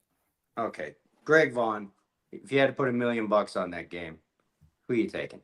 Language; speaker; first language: English; native; English